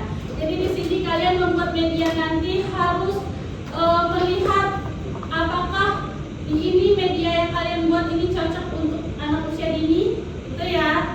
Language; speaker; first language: Indonesian; native; Indonesian